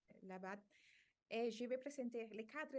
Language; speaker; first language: French; non-native, fluent; Spanish